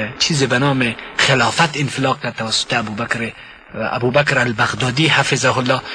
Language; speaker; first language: Persian; native; Persian